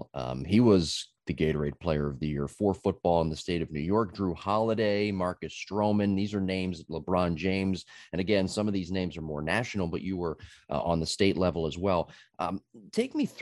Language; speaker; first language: English; native; English